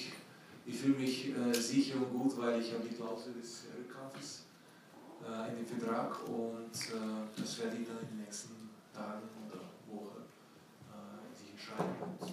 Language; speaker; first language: German; non-native, fluent; Ukrainian